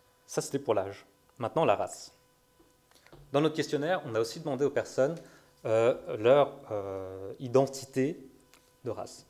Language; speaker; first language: French; native; French